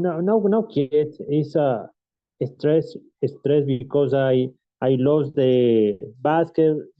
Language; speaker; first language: English; non-native, learner; Spanish